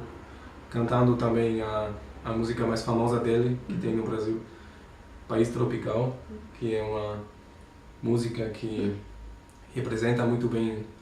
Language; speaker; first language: Portuguese; non-native, fluent; German